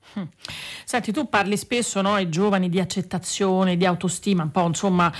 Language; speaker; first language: Italian; native; Italian